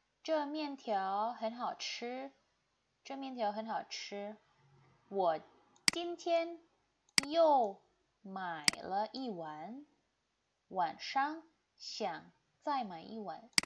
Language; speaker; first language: Chinese; non-native, fluent; Indonesian